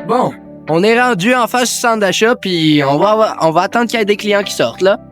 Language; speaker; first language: French; native; French